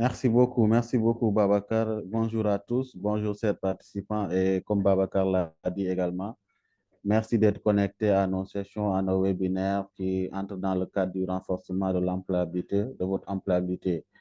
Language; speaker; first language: French; non-native, local second language; Wolof